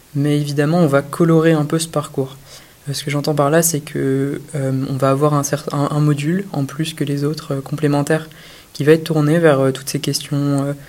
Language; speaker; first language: French; native; French